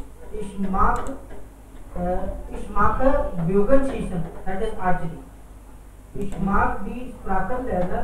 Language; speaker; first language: German; non-native, learner; Hindi